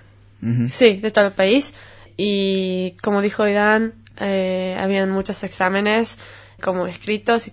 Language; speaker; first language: Spanish; non-native, fluent; Hebrew